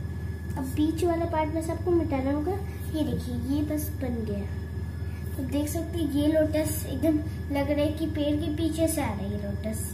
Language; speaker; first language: Hindi; native; Hindi